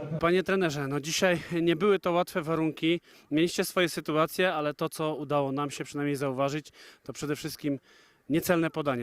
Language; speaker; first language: Polish; native; Polish